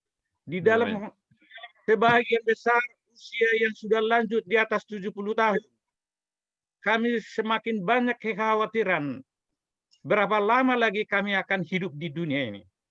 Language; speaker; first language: Indonesian; native; Indonesian